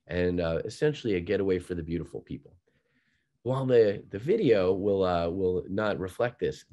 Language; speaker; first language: English; native; English